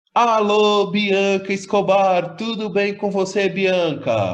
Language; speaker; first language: Portuguese; native; Portuguese